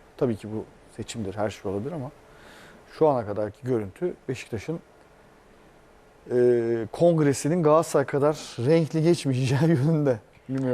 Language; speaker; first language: Turkish; native; Turkish